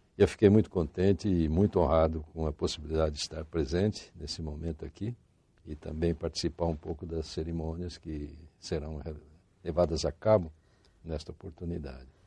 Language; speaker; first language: Portuguese; native; Portuguese